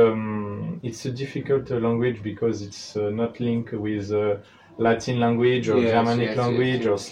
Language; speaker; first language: English; non-native, learner; French